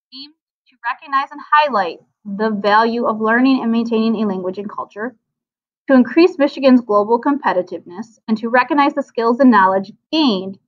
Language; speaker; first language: English; native; English